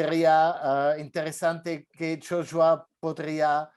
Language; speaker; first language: Spanish; non-native, fluent; French